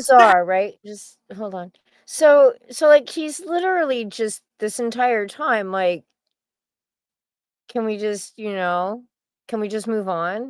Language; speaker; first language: English; native; English